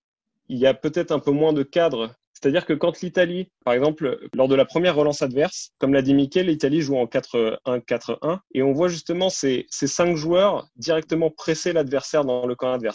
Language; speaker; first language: French; native; French